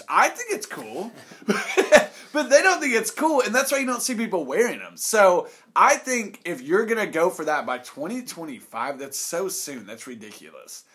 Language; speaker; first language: English; native; English